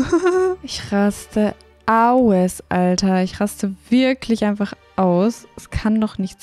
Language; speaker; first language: German; native; German